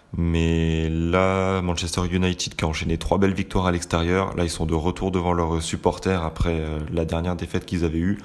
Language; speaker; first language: French; native; French